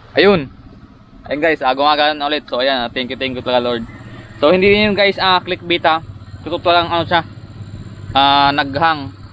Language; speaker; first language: Filipino; native; Filipino